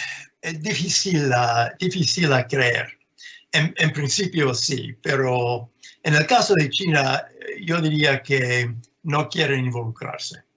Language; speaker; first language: Spanish; non-native, fluent; English